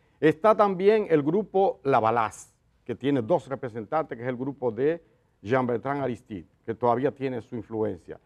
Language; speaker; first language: Spanish; native; Spanish